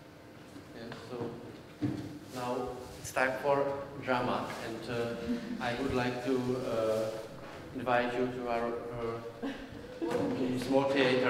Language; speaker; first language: English; non-native, learner; Czech